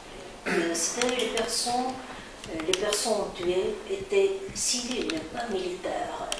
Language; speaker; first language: French; non-native, fluent; Azerbaijani